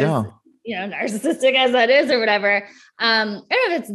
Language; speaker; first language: English; native; English